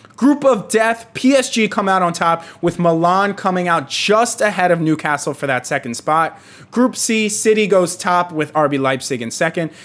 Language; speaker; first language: English; native; English